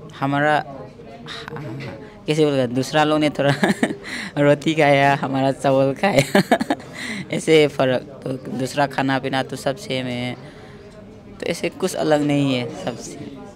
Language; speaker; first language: Hindi; non-native, local second language; Manipuri